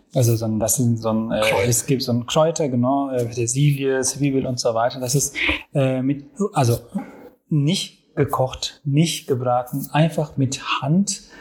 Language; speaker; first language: German; non-native, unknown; Turkish